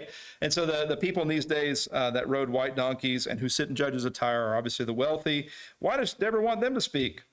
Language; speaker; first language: English; native; English